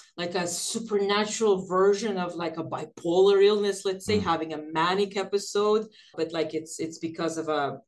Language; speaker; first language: English; early bilingual, other home language; Ukrainian